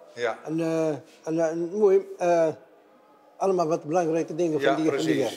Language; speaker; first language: Dutch; non-native, learner; Arabic